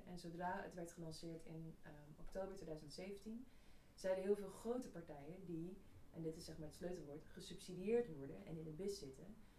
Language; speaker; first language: Dutch; native; Dutch